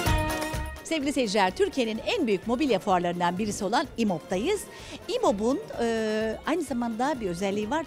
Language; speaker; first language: Turkish; native; Turkish